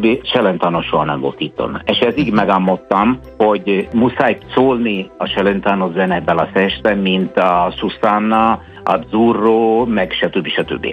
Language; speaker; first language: Hungarian; non-native, fluent; Italian